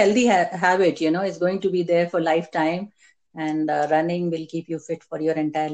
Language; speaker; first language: English; non-native, local second language; Hindi